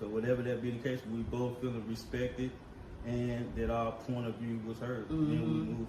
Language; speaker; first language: English; native; English